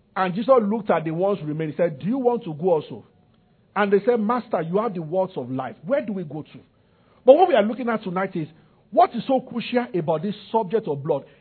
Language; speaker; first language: English; non-native, local second language; Yoruba